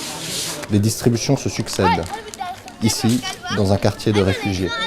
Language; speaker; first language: French; native; French